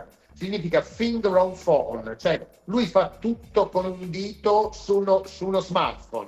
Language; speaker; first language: Italian; native; Italian